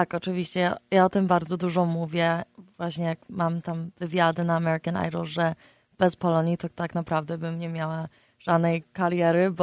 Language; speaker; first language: Polish; early bilingual, heritage; Polish